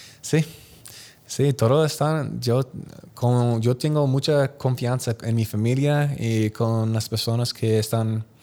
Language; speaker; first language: Spanish; non-native, learner; English